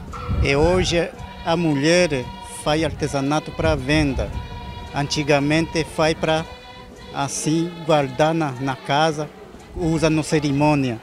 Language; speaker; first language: Portuguese; non-native, local second language; Guarani